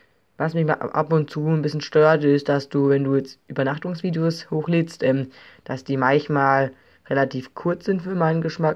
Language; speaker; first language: German; native; German